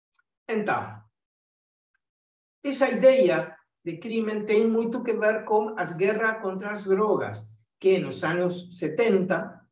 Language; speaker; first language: Portuguese; non-native, fluent; Spanish